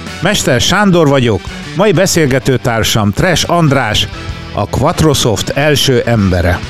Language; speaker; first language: Hungarian; native; Hungarian